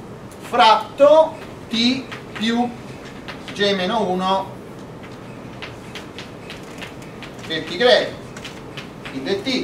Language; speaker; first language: Italian; native; Italian